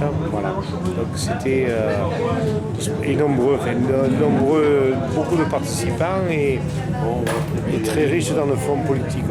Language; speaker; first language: French; native; French